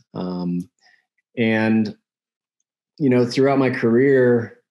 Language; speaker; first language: English; native; English